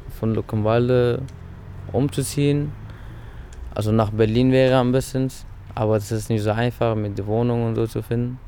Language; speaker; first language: German; early bilingual, other home language; Persian